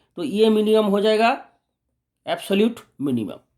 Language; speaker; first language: Hindi; non-native, local second language; Bangla